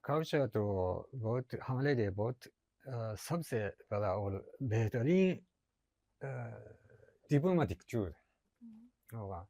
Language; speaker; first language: Hindi; non-native, learner; Japanese